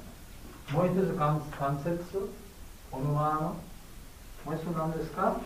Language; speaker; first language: Japanese; non-native, learner; Bangla